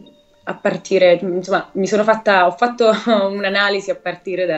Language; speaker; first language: Italian; native; Italian